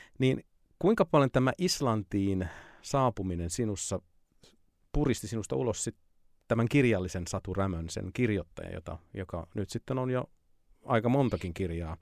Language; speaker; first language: Finnish; native; Finnish